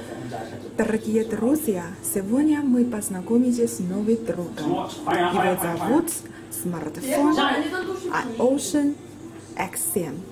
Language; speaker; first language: Russian; non-native, learner; Chinese